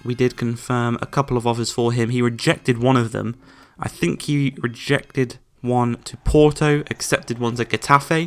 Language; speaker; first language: English; native; English